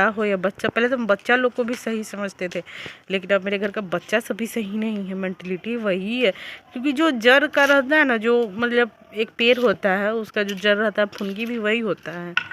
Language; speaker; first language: Hindi; native; Hindi